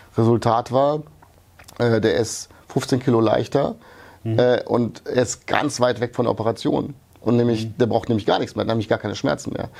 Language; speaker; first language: German; early bilingual, other home language; Hungarian